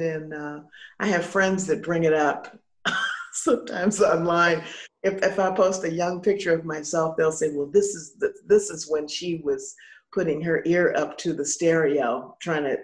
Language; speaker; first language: English; native; English